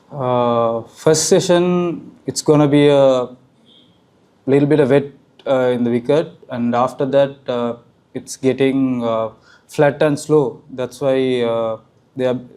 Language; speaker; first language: English; non-native, local second language; Sinhala